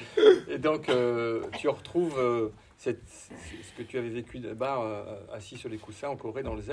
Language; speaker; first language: French; native; French